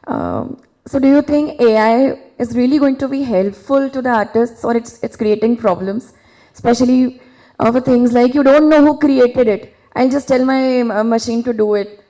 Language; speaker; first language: English; non-native, local second language; Marathi